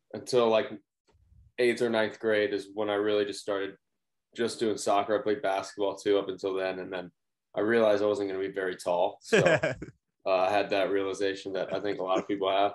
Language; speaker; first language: English; native; English